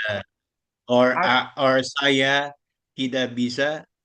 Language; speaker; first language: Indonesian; non-native, learner; Filipino